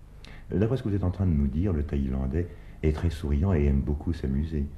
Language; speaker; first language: French; native; French